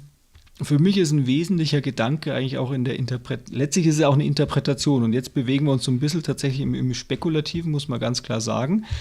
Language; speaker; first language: German; native; German